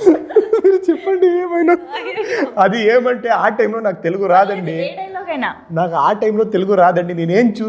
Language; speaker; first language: Telugu; non-native, learner; Kannada